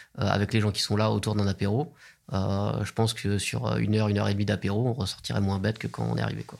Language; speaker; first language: French; native; French